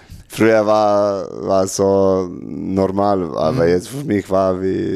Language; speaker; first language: German; non-native, learner; Serbian